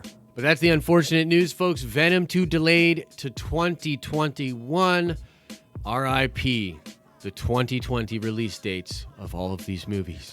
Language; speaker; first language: English; native; English